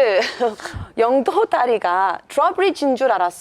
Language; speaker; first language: Korean; non-native, fluent; English